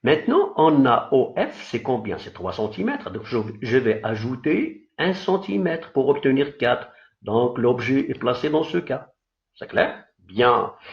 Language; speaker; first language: French; non-native, local second language; Arabic